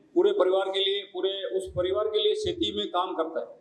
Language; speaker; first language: Hindi; non-native, local second language; Marathi